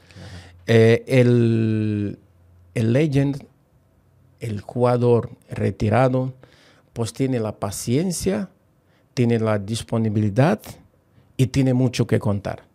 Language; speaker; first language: Spanish; non-native, fluent; Portuguese